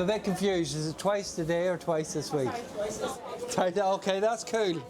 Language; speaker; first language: English; native; English